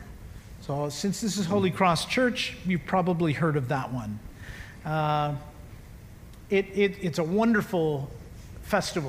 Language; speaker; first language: English; native; English